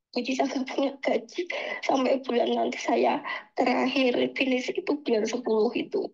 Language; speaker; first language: Indonesian; native; Indonesian